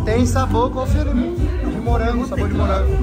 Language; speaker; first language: Portuguese; native; Portuguese